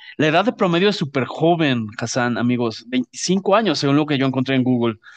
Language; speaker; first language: Spanish; native; Spanish